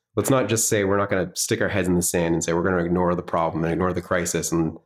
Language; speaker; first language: English; native; English